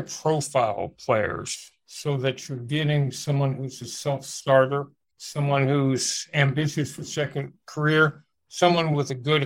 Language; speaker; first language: English; native; English